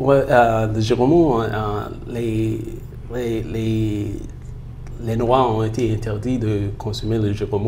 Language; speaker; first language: French; early bilingual, heritage; French